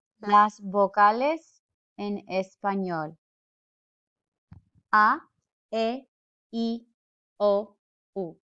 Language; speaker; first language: Spanish; non-native, fluent; English